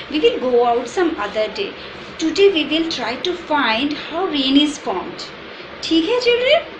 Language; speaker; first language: English; non-native, local second language; Hindi